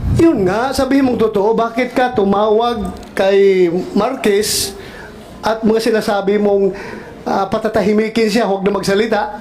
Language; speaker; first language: Filipino; non-native, local second language; Cebuano